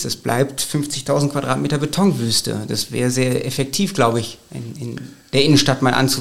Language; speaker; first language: German; native; German